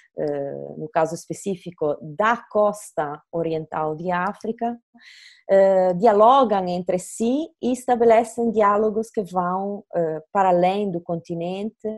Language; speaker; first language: Portuguese; native; Portuguese